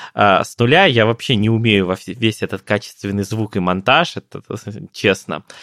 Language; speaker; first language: Russian; native; Russian